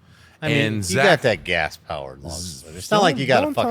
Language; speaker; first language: English; native; English